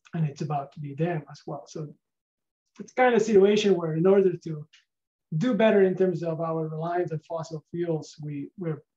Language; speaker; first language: English; non-native, fluent; Spanish